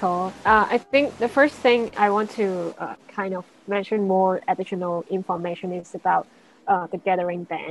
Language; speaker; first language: English; non-native, local second language; Cantonese